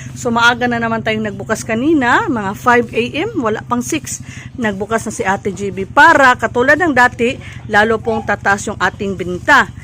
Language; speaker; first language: Filipino; non-native, local second language; Cebuano